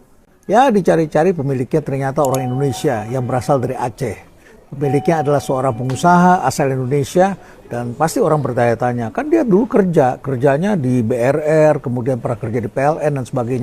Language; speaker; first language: Indonesian; native; Indonesian